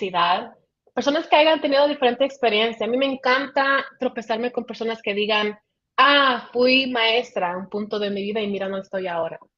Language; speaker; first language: Spanish; early bilingual, heritage; Spanish